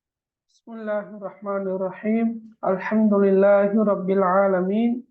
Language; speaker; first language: Arabic; non-native, fluent; Tamil